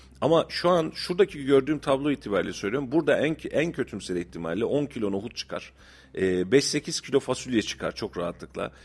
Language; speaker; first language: Turkish; native; Turkish